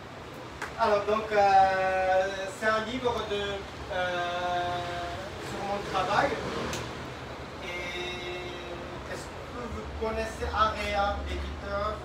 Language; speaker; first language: French; non-native, fluent; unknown